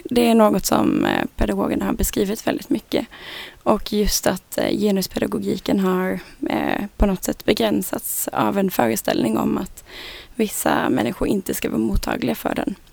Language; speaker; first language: Swedish; native; Swedish